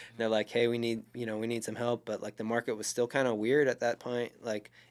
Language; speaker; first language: English; native; English